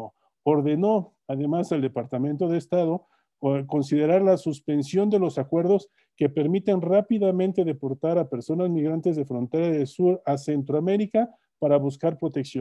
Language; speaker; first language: Spanish; native; Spanish